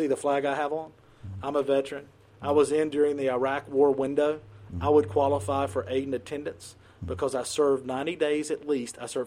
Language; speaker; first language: English; native; English